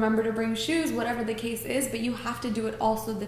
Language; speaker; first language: English; native; English